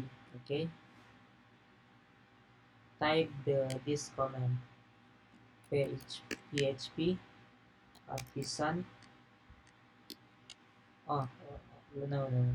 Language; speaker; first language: English; non-native, learner; Indonesian